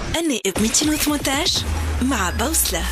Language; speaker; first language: Arabic; native; Arabic